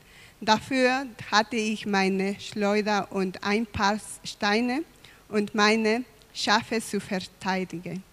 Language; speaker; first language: German; non-native, fluent; Spanish